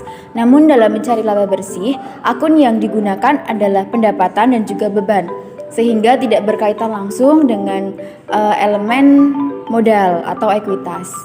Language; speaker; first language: Indonesian; native; Indonesian